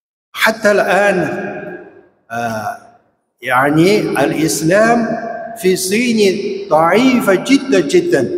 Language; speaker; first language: Arabic; non-native, fluent; Chinese